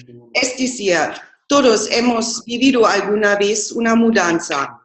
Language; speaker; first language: Spanish; non-native, fluent; German